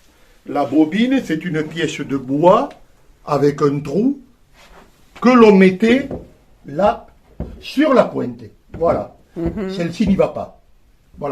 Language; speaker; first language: French; native; French